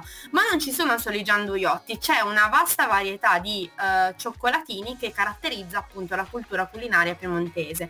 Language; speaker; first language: Italian; native; Italian